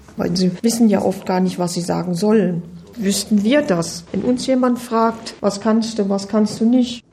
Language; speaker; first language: German; native; German